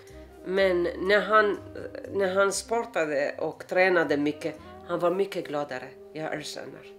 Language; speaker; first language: Swedish; non-native, fluent; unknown